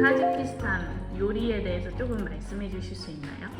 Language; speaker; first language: Korean; native; Korean